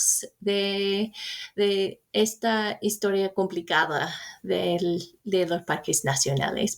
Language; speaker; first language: Spanish; non-native, fluent; English